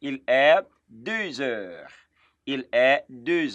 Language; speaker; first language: French; non-native, fluent; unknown